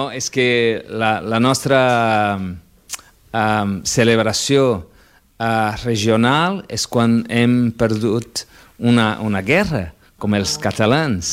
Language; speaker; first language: Catalan; non-native, fluent; Portuguese